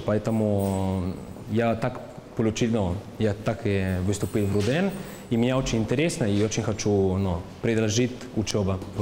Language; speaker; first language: Russian; non-native, learner; Spanish